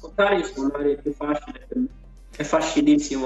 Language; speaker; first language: Italian; non-native, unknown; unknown